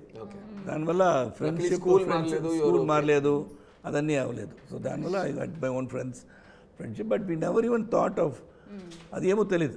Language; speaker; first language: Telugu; non-native, local second language; Tamil